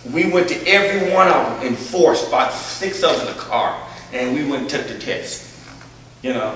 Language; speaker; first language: English; native; English